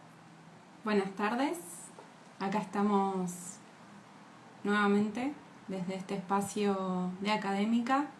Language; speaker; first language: Spanish; native; Spanish